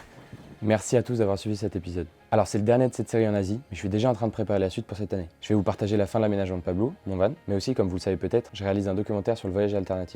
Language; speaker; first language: French; native; French